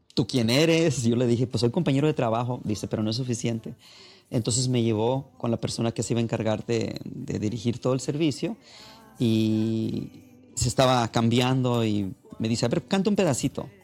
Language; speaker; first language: Spanish; native; Spanish